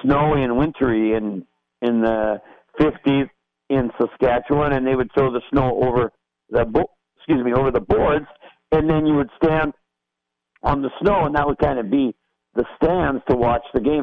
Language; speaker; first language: English; native; English